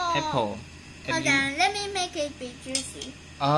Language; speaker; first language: English; non-native, learner; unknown